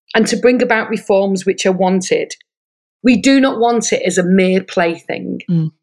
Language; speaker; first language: English; native; English